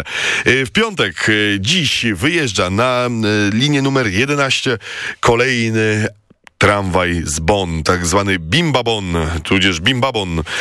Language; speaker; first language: Polish; native; Polish